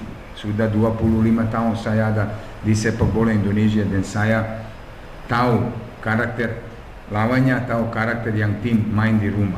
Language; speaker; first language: Indonesian; non-native, fluent; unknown